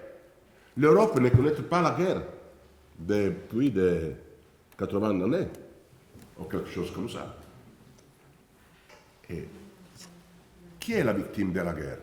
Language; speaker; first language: French; non-native, fluent; Italian